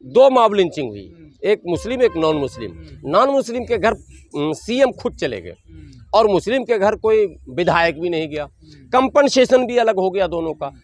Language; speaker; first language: Hindi; native; Hindi